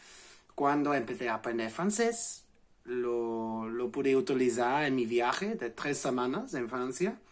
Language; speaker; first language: Spanish; non-native, fluent; English